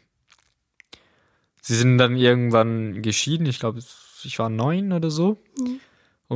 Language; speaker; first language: German; non-native, fluent; Portuguese